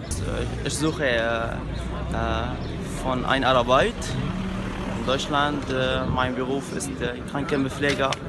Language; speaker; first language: German; non-native, learner; Arabic